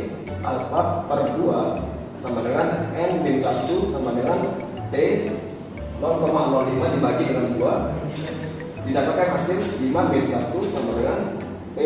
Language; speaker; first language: Indonesian; native; Indonesian